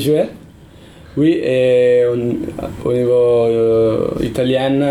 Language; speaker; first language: French; non-native, learner; Italian